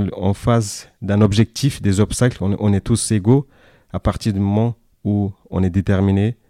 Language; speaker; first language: French; non-native, fluent; Kyrgyz